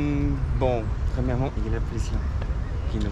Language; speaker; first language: French; non-native, fluent; Portuguese